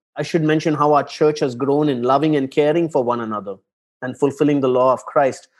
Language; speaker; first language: English; non-native, local second language; Tamil